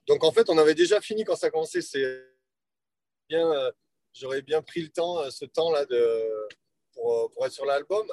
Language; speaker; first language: French; native; French